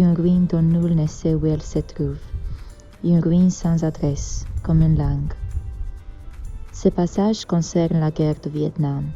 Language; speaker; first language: French; non-native, fluent; Romanian